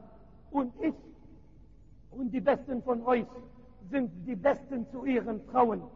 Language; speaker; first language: German; non-native, learner; Arabic